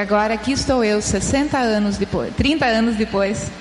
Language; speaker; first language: Portuguese; native; Portuguese